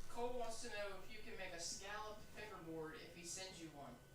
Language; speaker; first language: English; native; English